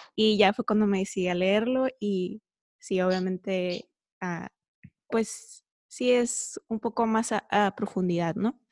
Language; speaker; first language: Spanish; early bilingual, heritage; Spanish